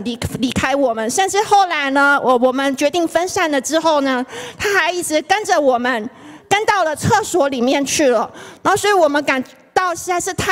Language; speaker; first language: Chinese; native; Chinese